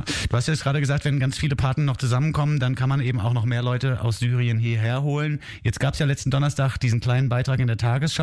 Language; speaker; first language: German; native; German